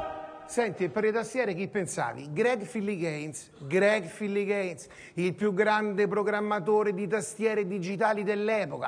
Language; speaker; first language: Italian; native; Italian